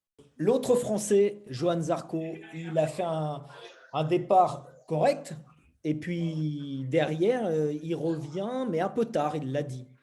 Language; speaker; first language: French; native; French